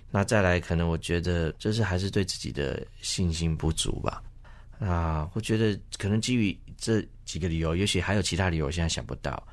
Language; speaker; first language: Chinese; native; Chinese